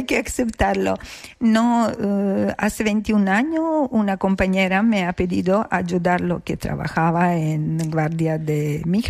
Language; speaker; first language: Spanish; non-native, learner; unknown